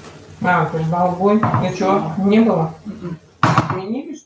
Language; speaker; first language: Russian; native; Russian